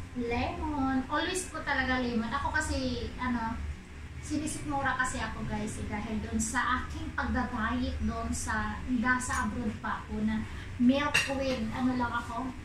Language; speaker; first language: Filipino; non-native, local second language; Cebuano